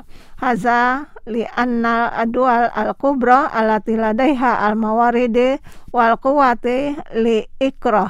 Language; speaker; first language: Arabic; non-native, learner; Indonesian